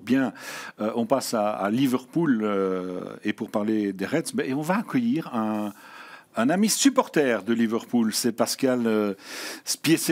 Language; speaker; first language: French; native; French